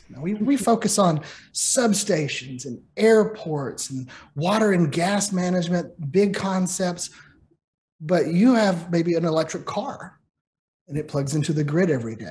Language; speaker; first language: English; native; English